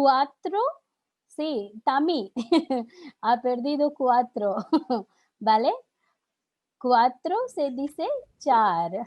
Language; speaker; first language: Spanish; non-native, learner; Hindi